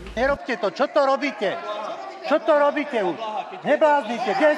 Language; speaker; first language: Slovak; native; Slovak